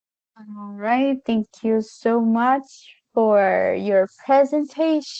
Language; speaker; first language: English; non-native, fluent; Spanish